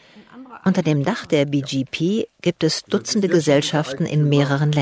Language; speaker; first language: German; native; German